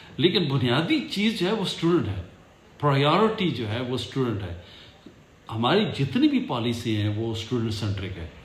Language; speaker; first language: Urdu; non-native, local second language; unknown